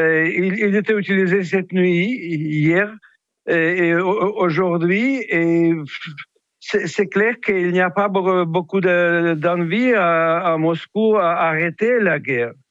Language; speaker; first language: French; non-native, fluent; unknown